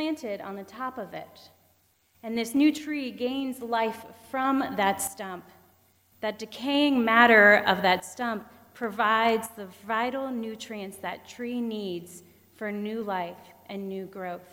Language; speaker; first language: English; native; English